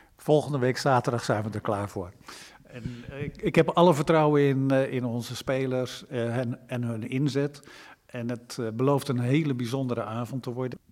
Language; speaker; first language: Dutch; native; Dutch